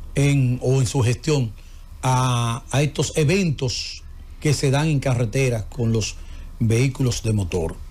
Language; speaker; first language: Spanish; native; Spanish